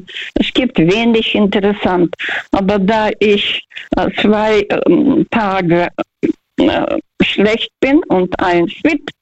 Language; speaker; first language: German; early bilingual, heritage; Russian